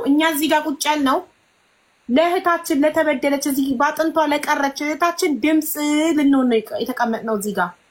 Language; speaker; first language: Amharic; native; Amharic